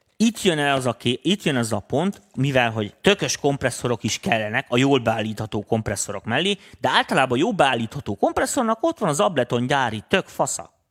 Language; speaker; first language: Hungarian; native; Hungarian